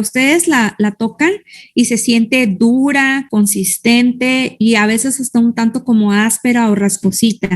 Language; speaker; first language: Spanish; native; Spanish